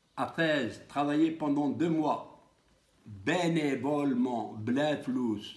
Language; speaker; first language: French; non-native, local second language; Arabic